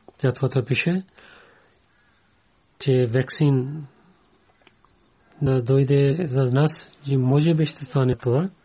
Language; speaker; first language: Bulgarian; non-native, learner; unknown